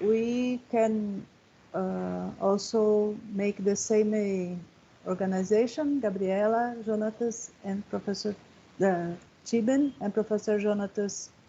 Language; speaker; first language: English; non-native, learner; Portuguese